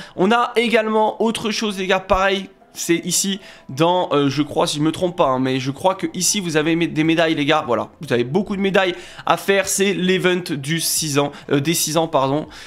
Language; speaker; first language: French; native; French